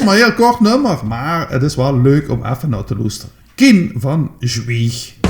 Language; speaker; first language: Dutch; native; Dutch